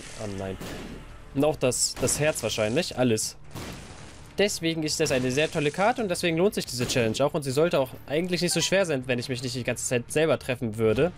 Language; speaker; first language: German; native; German